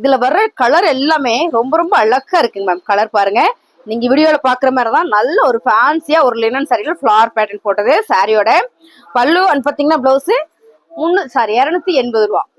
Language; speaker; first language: Tamil; native; Tamil